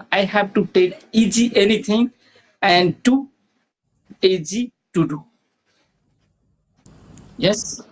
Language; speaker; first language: English; non-native, learner; Maithili